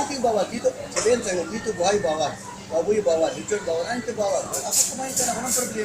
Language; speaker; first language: Filipino; non-native, learner; Persian